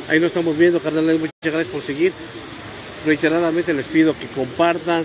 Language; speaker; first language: Spanish; native; Spanish